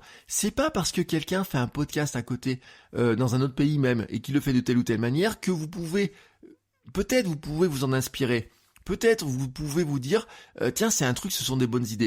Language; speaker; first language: French; native; French